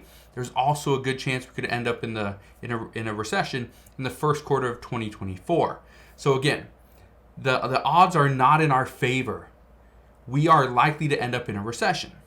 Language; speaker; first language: English; native; English